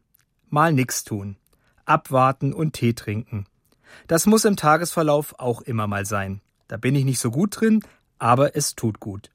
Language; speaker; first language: German; native; German